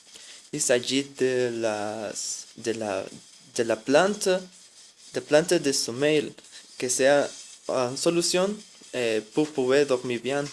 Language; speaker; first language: French; non-native, learner; Spanish